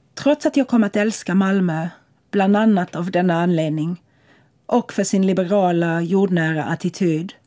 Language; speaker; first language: Swedish; non-native, fluent; English